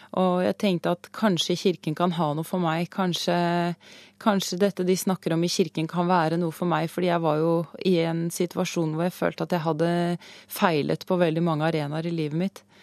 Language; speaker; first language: Norwegian; native; Norwegian